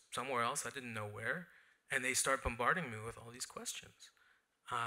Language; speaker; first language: English; native; English